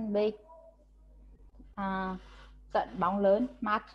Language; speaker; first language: English; non-native, learner; Vietnamese